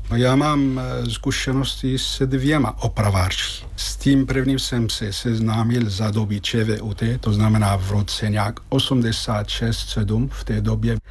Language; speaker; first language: Czech; non-native, fluent; Arabic